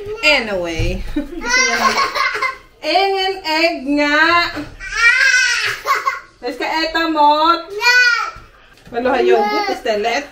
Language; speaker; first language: Swedish; non-native, learner; Filipino